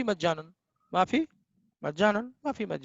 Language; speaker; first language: Arabic; non-native, fluent; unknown